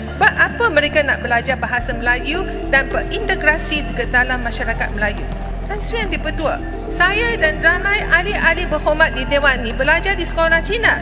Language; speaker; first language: Malay; non-native, local second language; Chinese